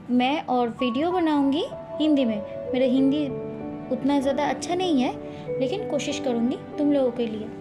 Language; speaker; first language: Hindi; non-native, local second language; Bangla